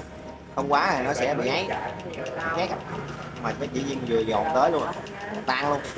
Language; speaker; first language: Vietnamese; native; Vietnamese